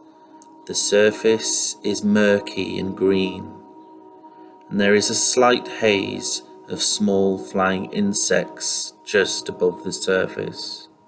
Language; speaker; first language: English; native; English